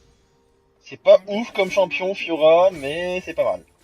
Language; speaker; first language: French; native; French